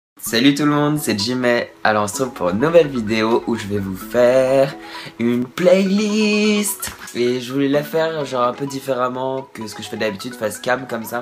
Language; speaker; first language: French; native; French